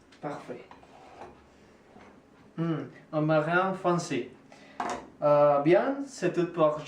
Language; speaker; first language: French; non-native, learner; Spanish